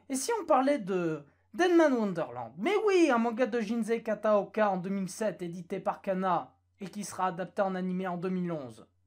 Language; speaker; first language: French; native; French